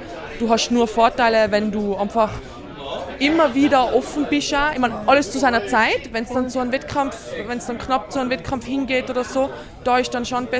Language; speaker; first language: German; native; German